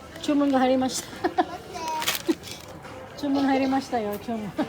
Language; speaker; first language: Japanese; non-native, fluent; Filipino